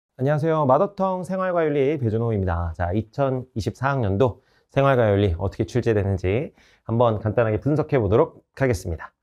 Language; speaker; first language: Korean; native; Korean